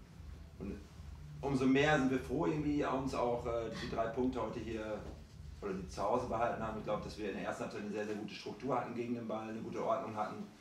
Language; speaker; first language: German; native; German